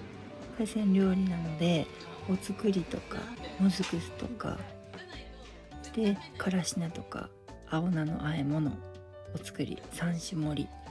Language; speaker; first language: Japanese; native; Japanese